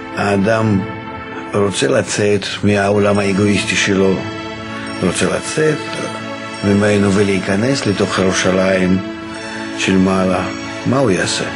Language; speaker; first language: Hebrew; non-native, fluent; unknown